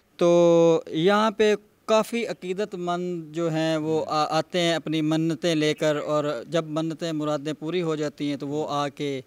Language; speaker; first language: Urdu; non-native, local second language; Punjabi